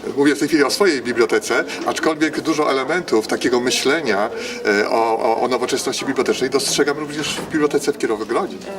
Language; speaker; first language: Polish; native; Polish